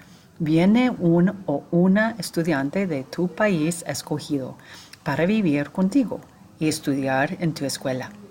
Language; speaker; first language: Spanish; non-native, fluent; English